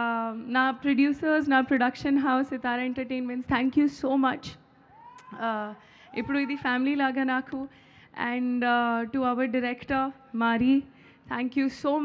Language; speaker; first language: Telugu; non-native, local second language; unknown